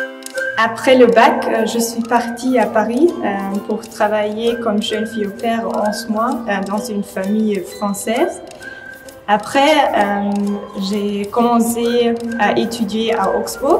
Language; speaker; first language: French; non-native, fluent; German